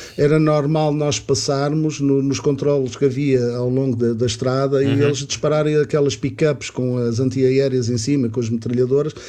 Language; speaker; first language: Portuguese; native; Portuguese